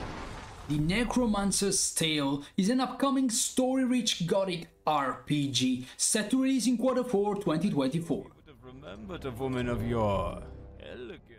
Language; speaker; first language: English; non-native, fluent; Italian